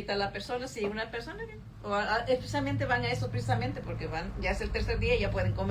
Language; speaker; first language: Spanish; native; Spanish